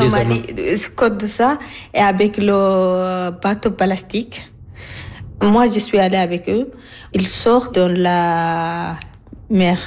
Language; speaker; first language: French; non-native, learner; Arabic